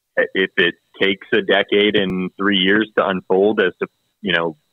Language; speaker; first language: English; native; English